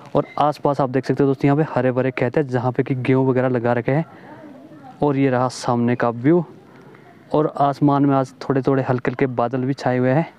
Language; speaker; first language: Hindi; native; Hindi